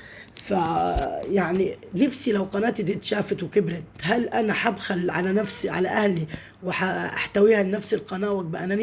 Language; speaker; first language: Arabic; native; Arabic